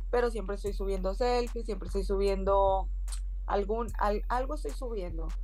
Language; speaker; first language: Spanish; native; Spanish